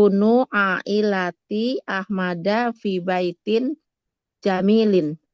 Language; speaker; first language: Arabic; non-native, learner; Indonesian